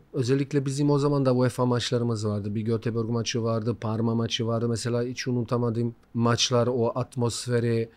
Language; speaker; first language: Turkish; non-native, fluent; Bosnian